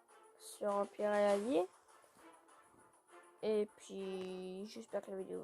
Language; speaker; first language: French; native; French